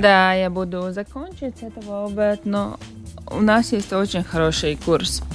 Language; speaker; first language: Russian; non-native, local second language; Latvian